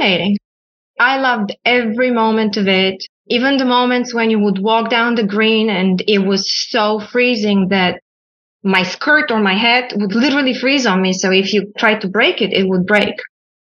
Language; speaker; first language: English; non-native, fluent; Bulgarian